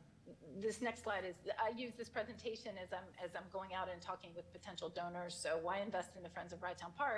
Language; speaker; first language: English; native; English